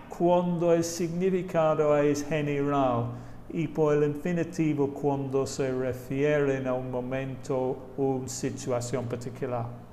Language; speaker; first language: Spanish; non-native, fluent; English